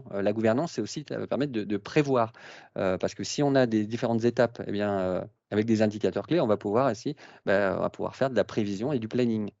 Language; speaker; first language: French; native; French